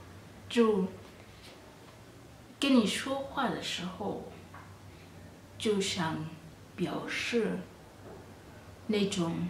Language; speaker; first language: Chinese; non-native, fluent; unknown